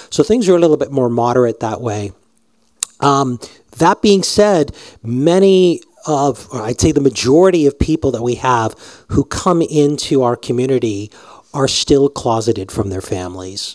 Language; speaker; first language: English; native; English